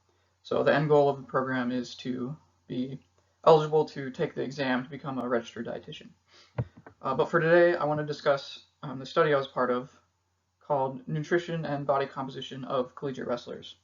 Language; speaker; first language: English; native; English